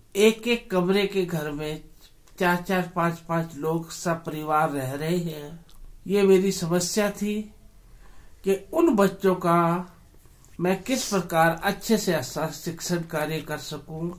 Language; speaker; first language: Hindi; native; Hindi